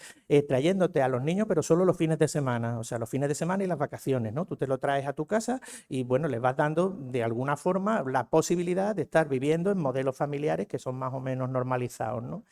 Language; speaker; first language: Spanish; native; Spanish